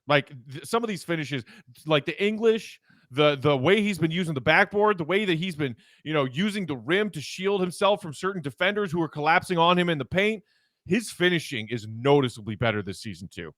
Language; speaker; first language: English; native; English